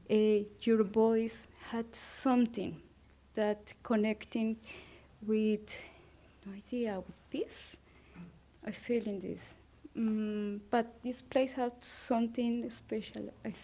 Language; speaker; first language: English; non-native, learner; Spanish